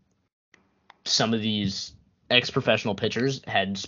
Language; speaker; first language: English; native; English